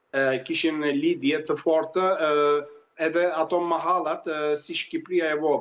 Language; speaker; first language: Albanian; early bilingual, heritage; Albanian